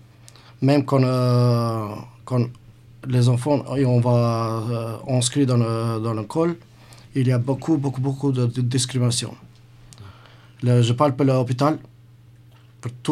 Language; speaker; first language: French; non-native, learner; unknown